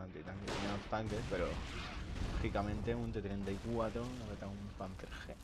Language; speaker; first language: Spanish; native; Spanish